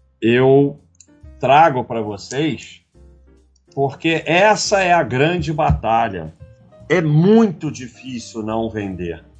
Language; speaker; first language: Portuguese; native; Portuguese